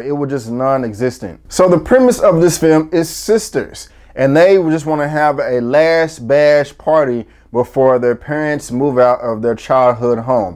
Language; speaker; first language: English; native; English